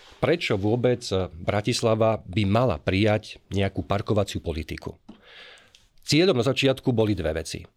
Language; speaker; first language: Slovak; native; Slovak